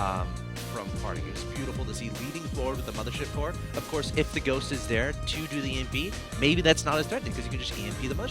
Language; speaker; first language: English; native; English